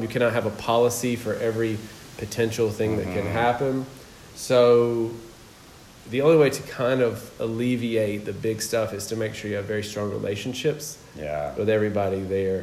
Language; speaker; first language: English; native; English